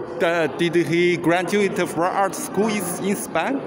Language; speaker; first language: English; non-native, learner; Chinese